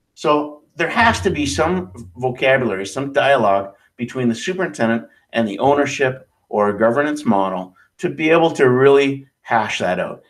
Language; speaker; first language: English; native; English